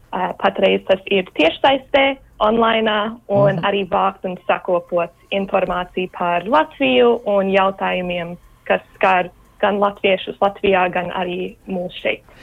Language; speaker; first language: Latvian; early bilingual, heritage; Latvian